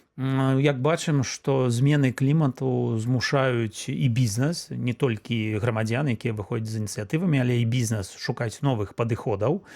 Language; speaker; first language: Belarusian; native; Belarusian